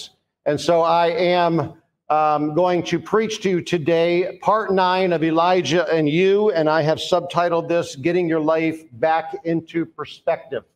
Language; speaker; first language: English; native; English